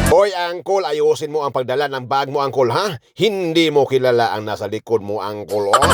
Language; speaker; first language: Filipino; non-native, local second language; Cebuano